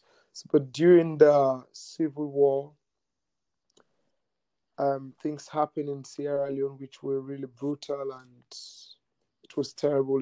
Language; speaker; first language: English; non-native, local second language; Mandingo